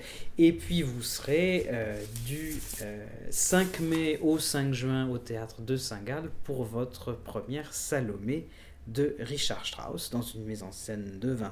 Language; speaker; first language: French; native; French